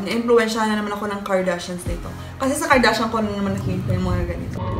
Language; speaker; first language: Filipino; native; Filipino